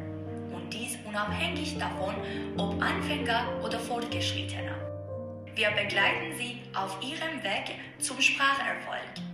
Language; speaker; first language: German; non-native, fluent; Persian